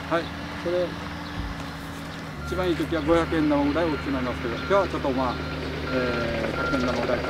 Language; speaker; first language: Japanese; native; Japanese